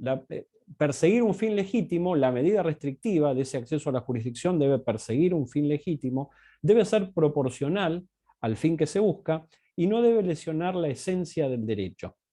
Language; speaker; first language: Spanish; native; Spanish